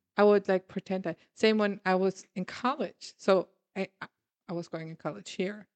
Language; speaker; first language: English; non-native, fluent; German